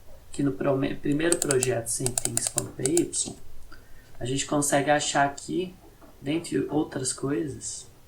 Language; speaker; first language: Portuguese; native; Portuguese